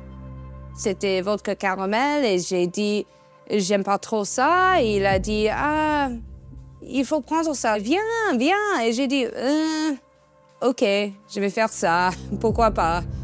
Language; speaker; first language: French; non-native, learner; English